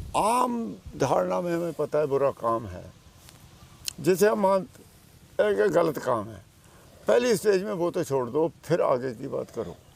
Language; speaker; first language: Hindi; non-native, local second language; Punjabi